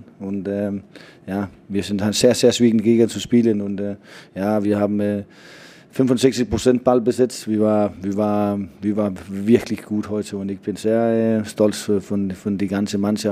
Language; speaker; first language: German; non-native, fluent; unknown